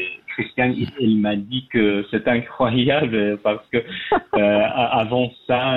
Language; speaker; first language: French; non-native, fluent; Persian